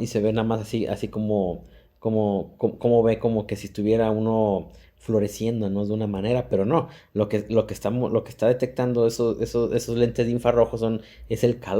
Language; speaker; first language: Spanish; native; Spanish